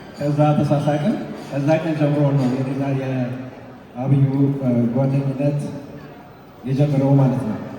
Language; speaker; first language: Amharic; early bilingual, heritage; Amharic